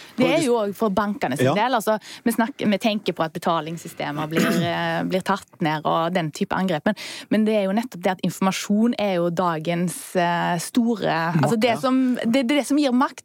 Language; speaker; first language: Norwegian; native; Norwegian